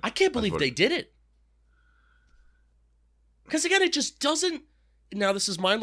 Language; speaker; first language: English; native; English